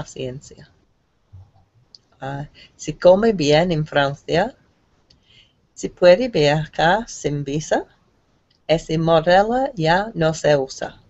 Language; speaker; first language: Spanish; non-native, learner; English